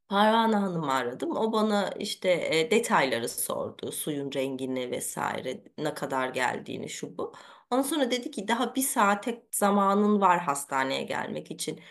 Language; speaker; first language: Turkish; early bilingual, heritage; Turkish